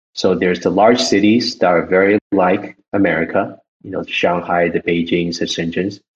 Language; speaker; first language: English; early bilingual, other home language; Chinese